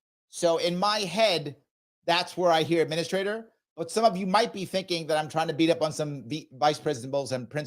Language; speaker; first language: English; native; English